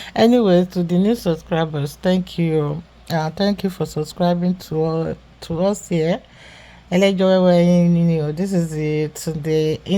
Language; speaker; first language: English; non-native, local second language; Yoruba